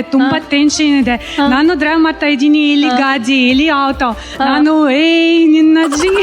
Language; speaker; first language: Kannada; non-native, learner; Russian